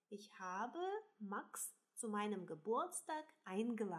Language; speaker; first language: German; non-native, fluent; Russian